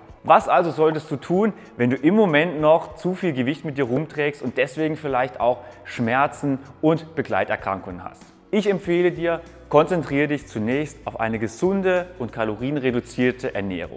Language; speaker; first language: German; native; German